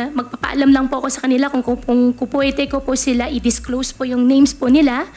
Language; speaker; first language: Filipino; native; Filipino